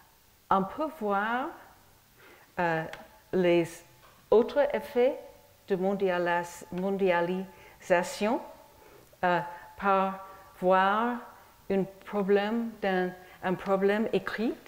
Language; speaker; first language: French; non-native, fluent; English